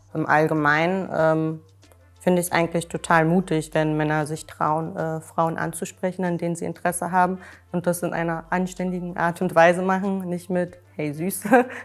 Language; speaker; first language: German; early bilingual, other home language; Turkish